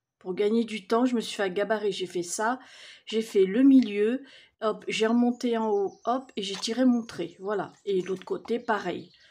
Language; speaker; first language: French; native; French